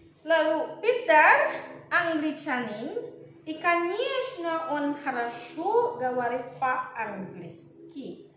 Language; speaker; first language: Russian; non-native, learner; Indonesian